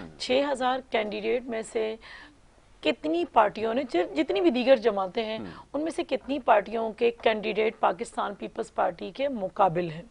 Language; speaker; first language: Urdu; native; Urdu